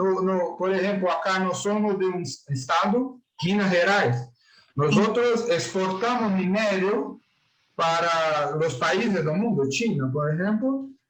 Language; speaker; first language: Spanish; non-native, learner; Portuguese